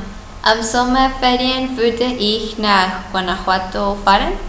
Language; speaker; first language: German; non-native, learner; Spanish